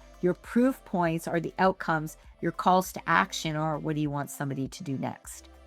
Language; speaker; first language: English; native; English